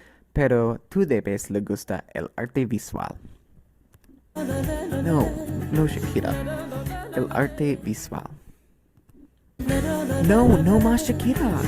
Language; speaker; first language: Spanish; non-native, learner; English